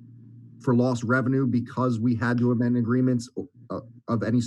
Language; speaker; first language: English; native; English